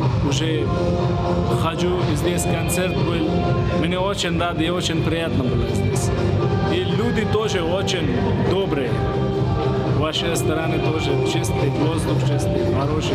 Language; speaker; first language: Russian; non-native, learner; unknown